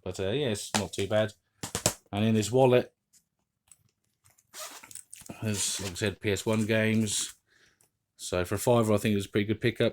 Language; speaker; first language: English; native; English